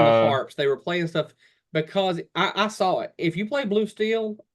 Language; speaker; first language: English; native; English